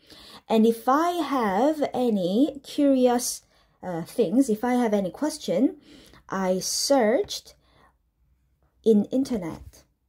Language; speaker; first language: English; non-native, fluent; Korean